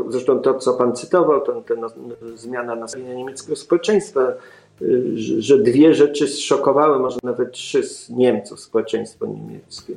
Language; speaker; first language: Polish; native; Polish